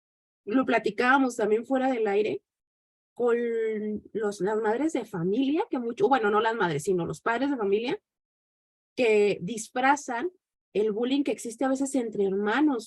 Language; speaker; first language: Spanish; native; Spanish